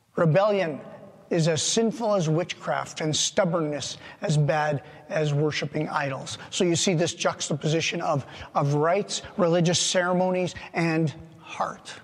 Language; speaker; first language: English; native; English